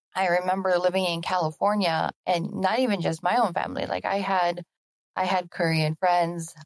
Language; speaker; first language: English; native; English